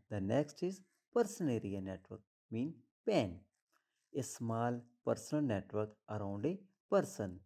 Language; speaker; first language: English; non-native, local second language; Hindi